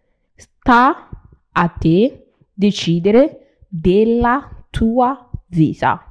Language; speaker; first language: Italian; non-native, learner; Nigerian Pidgin